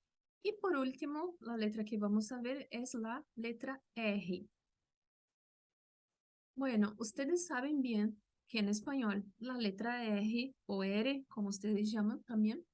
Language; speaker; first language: Spanish; non-native, fluent; Portuguese